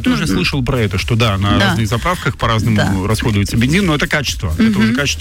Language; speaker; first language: Russian; native; Russian